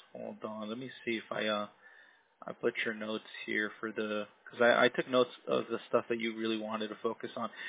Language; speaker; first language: English; early bilingual, other home language; Spanish